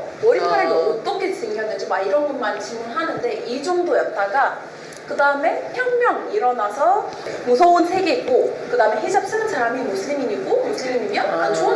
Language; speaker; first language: Korean; non-native, fluent; Arabic